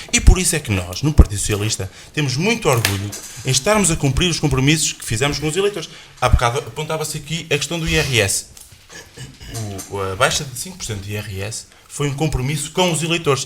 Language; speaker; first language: Portuguese; native; Portuguese